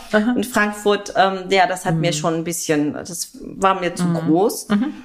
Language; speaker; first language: German; early bilingual, other home language; Kurdish